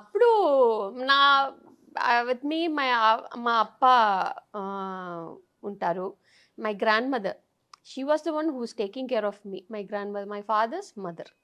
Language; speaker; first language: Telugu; non-native, fluent; Tamil